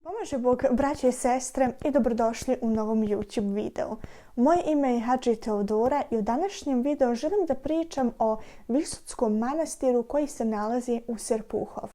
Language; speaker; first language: Bosnian; early bilingual, heritage; Serbian